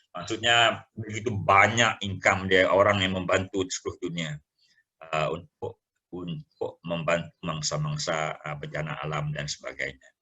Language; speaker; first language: Malay; native; Malay